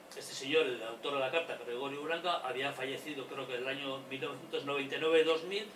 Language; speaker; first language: Spanish; non-native, local second language; Basque